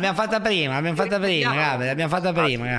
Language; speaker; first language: Italian; native; Italian